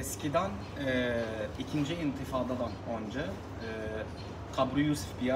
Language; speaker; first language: Turkish; non-native, learner; Arabic